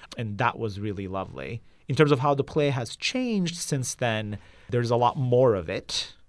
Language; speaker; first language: English; non-native, fluent; Turkish